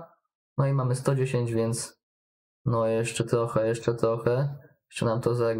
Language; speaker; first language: Polish; native; Polish